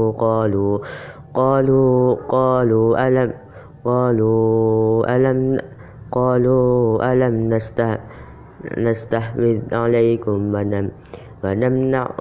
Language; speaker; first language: Arabic; non-native, learner; Indonesian